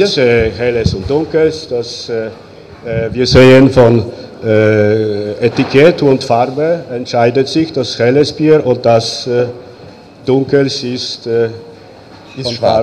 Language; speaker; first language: German; non-native, fluent; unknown